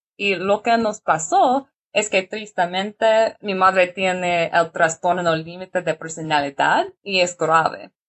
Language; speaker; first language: Spanish; non-native, learner; English